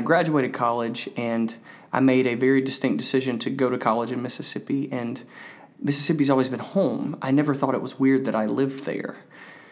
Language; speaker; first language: English; native; English